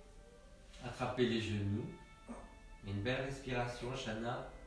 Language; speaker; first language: French; native; French